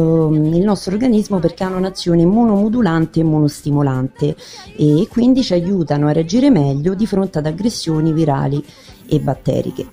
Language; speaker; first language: Italian; native; Italian